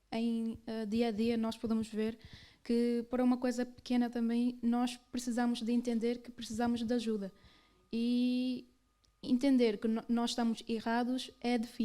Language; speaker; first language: Portuguese; early bilingual, other home language; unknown